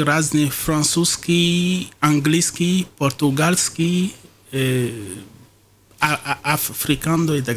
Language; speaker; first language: Russian; non-native, fluent; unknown